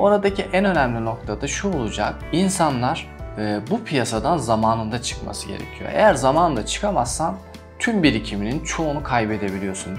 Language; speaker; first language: Turkish; native; Turkish